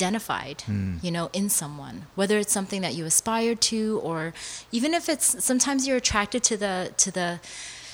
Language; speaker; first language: English; early bilingual, other home language; Korean